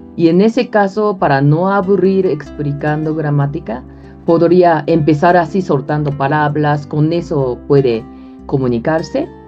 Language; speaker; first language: Spanish; non-native, fluent; Japanese